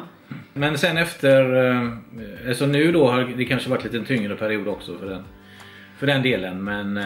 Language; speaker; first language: Swedish; native; Swedish